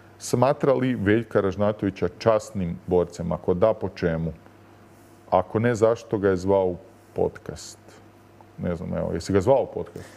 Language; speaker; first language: Croatian; native; Croatian